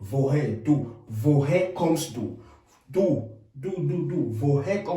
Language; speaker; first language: German; non-native, fluent; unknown